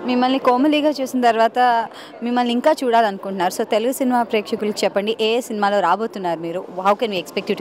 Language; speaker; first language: Telugu; native; Telugu